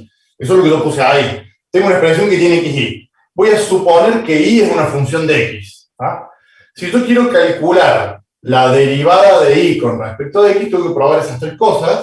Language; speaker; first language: Spanish; native; Spanish